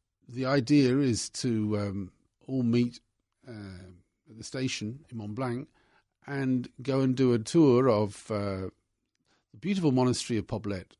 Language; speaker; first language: English; native; English